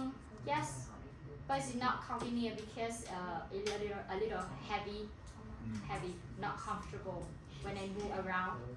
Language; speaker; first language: English; non-native, learner; Hmong